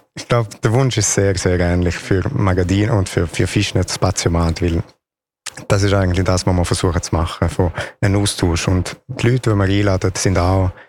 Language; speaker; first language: German; non-native, local second language; Italian